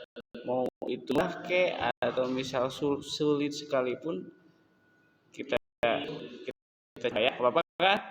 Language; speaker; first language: Indonesian; native; Indonesian